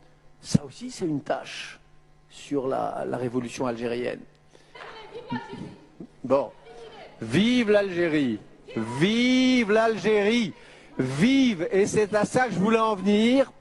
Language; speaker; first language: French; native; French